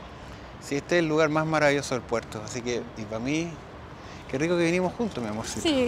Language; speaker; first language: Spanish; native; Spanish